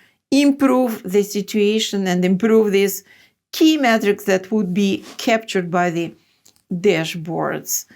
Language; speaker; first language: English; non-native, fluent; Russian